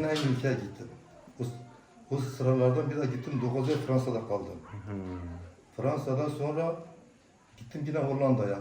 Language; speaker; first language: Turkish; non-native, local second language; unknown